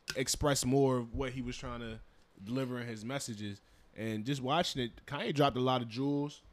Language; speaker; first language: English; native; English